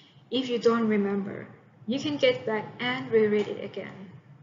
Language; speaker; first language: English; non-native, fluent; Thai